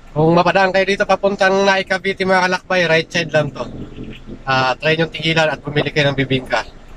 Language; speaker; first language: Filipino; non-native, local second language; Masbatenyo